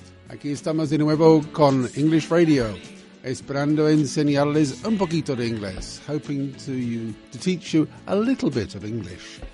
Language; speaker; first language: Spanish; non-native, fluent; English